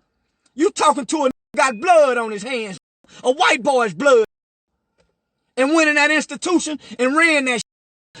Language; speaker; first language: English; native; English